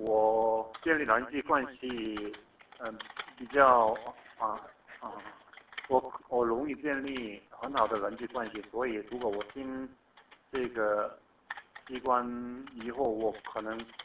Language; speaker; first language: Chinese; non-native, fluent; Korean